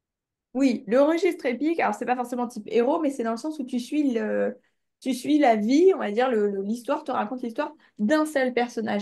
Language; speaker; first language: French; native; French